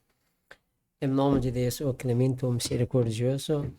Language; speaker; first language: Portuguese; non-native, learner; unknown